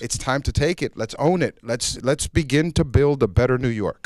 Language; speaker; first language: English; early bilingual, other home language; Spanish